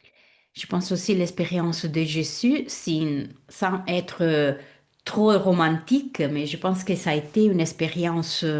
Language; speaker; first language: French; non-native, fluent; Italian